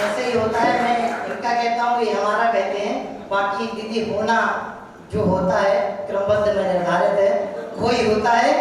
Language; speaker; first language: Hindi; native; Hindi